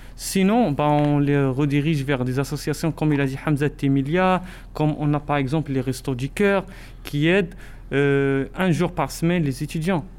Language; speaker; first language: French; non-native, local second language; Arabic